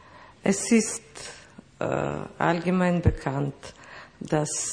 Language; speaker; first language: German; non-native, fluent; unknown